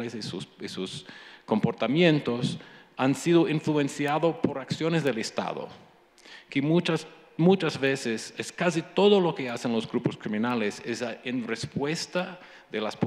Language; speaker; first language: Spanish; non-native, fluent; English